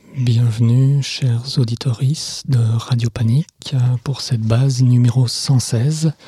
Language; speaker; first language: French; native; French